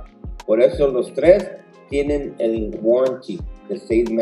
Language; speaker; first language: Spanish; early bilingual, heritage; Spanish